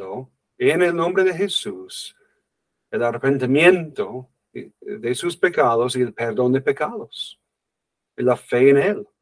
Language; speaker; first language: Spanish; non-native, fluent; English